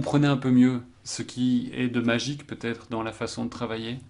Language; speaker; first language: French; native; French